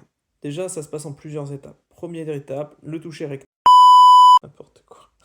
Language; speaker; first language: French; native; French